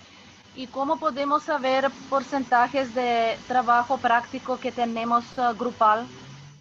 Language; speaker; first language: Spanish; non-native, fluent; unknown